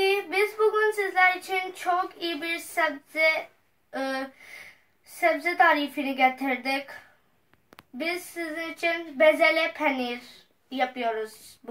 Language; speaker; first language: Turkish; non-native, learner; Urdu